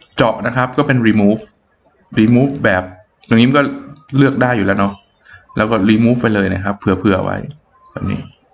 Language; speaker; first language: Thai; native; Thai